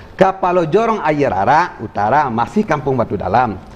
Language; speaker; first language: Indonesian; native; Indonesian